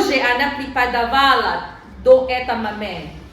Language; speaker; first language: Russian; non-native, learner; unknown